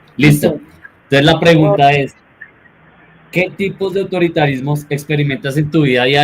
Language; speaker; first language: Spanish; native; Spanish